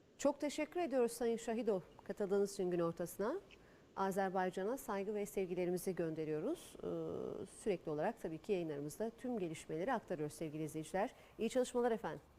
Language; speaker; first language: Turkish; native; Turkish